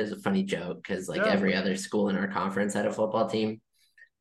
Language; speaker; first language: English; native; English